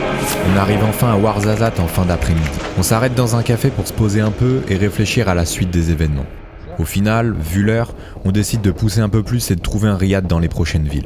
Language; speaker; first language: French; native; French